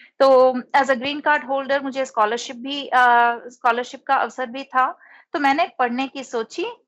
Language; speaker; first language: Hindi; non-native, local second language; Telugu